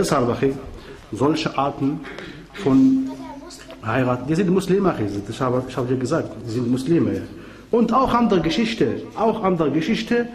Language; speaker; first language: German; non-native, fluent; Arabic